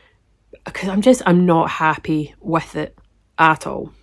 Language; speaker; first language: English; native; English